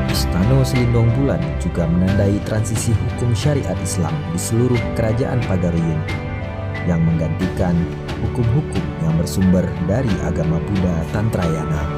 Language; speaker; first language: Malay; native; Malay